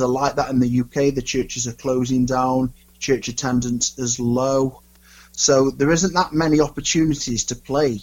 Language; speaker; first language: English; native; English